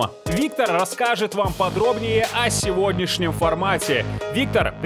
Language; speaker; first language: Russian; native; Russian